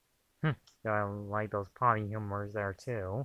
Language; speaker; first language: English; native; English